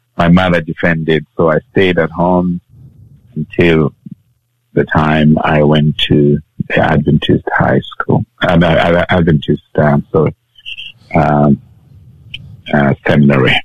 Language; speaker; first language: English; non-native, local second language; Bemba